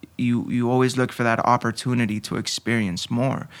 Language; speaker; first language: English; early bilingual, other home language; Spanish